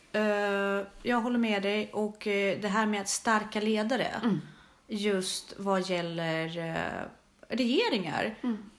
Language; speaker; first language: Swedish; early bilingual, other home language; Russian